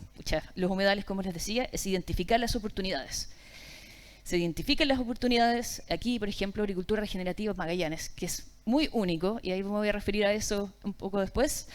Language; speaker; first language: Spanish; native; Spanish